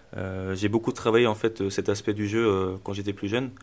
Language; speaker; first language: French; native; French